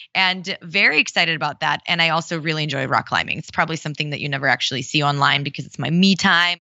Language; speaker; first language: English; early bilingual, other home language; Russian